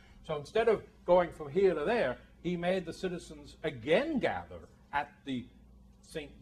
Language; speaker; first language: English; native; English